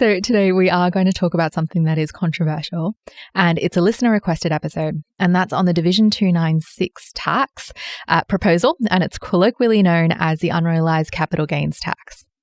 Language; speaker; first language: English; native; English